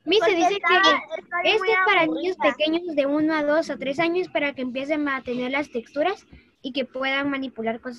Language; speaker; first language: Spanish; native; Spanish